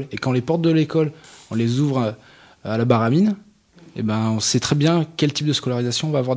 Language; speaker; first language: French; native; French